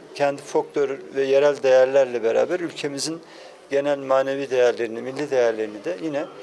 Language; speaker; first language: Turkish; native; Turkish